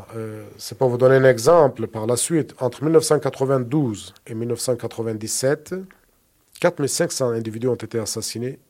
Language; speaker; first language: French; non-native, fluent; Kurdish